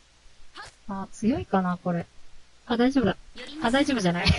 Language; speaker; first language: Japanese; native; Japanese